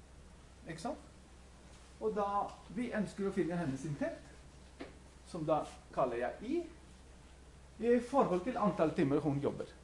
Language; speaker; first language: Norwegian; non-native, fluent; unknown